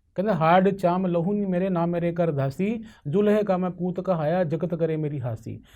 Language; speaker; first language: Hindi; non-native, local second language; Punjabi